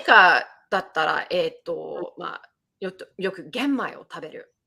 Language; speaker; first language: Japanese; early bilingual, heritage; Japanese